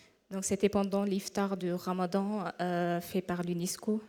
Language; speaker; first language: French; non-native, fluent; Arabic